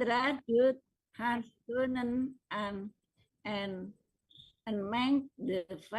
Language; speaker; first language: Dutch; non-native, learner; Indonesian